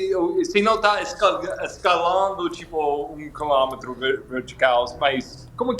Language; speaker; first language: Portuguese; non-native, fluent; English